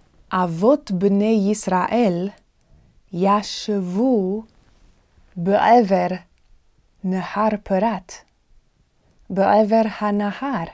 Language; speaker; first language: Hebrew; non-native, fluent; English